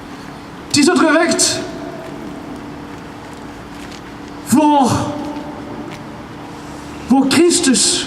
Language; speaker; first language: Dutch; non-native, learner; French